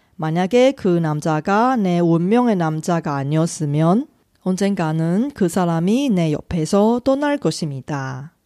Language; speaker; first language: Korean; non-native, fluent; Chinese